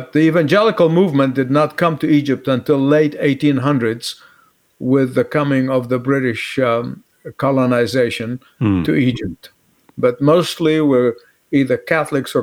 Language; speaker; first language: English; native; English